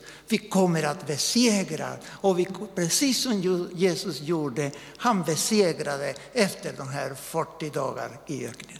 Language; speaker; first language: Swedish; non-native, fluent; Spanish